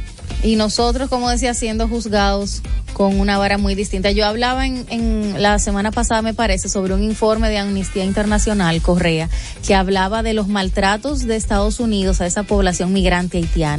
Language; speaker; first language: Spanish; native; Spanish